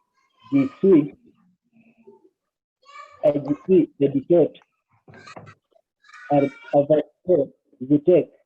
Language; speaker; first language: French; non-native, learner; English